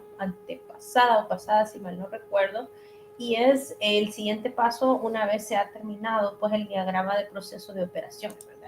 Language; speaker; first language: Spanish; native; Spanish